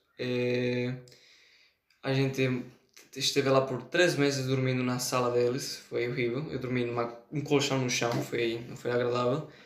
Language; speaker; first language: Portuguese; non-native, fluent; Spanish